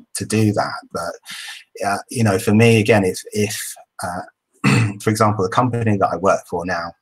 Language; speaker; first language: English; native; English